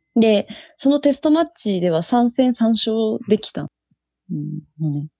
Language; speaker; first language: Japanese; native; Japanese